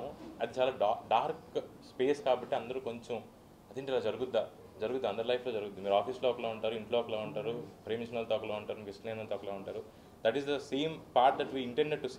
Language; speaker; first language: Telugu; native; Telugu